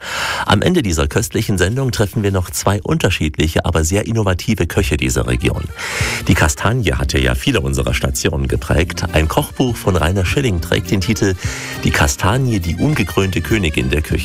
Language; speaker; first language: German; native; German